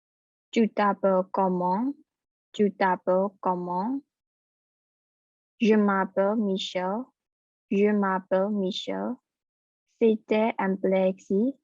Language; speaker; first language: French; non-native, fluent; Burmese